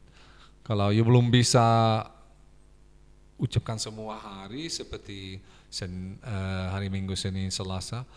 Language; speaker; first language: Indonesian; non-native, fluent; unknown